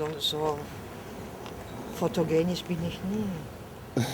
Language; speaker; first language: German; non-native, learner; Polish